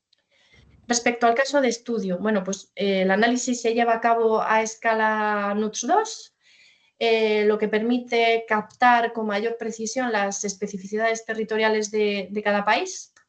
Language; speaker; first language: Spanish; native; Spanish